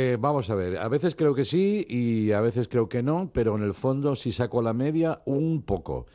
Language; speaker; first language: Spanish; non-native, local second language; Catalan